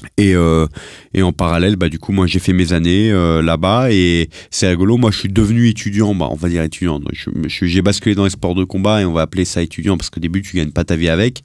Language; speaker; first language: French; native; French